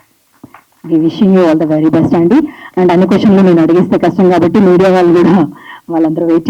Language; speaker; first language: Telugu; native; Telugu